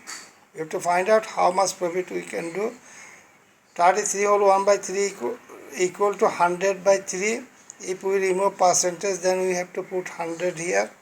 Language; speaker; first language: English; non-native, fluent; Bangla